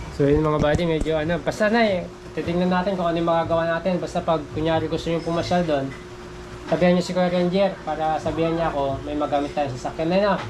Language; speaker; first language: Filipino; native; Filipino